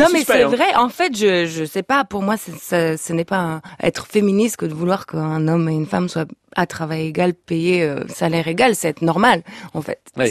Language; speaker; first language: French; non-native, fluent; Lithuanian